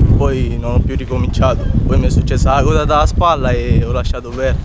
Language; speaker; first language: Italian; native; Italian